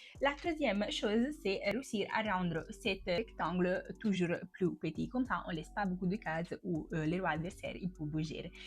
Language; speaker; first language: French; non-native, fluent; Italian